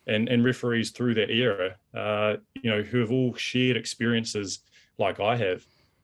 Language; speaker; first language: English; native; English